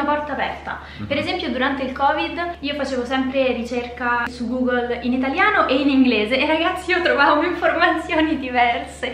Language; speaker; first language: Italian; native; Italian